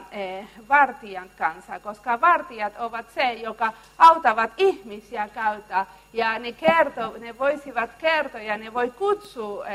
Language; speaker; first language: Finnish; non-native, learner; Spanish